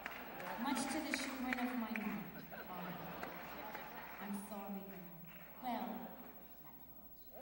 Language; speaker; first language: English; native; English